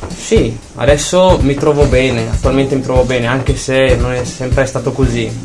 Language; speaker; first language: Italian; native; Italian